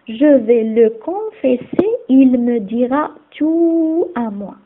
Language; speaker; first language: French; non-native, local second language; Arabic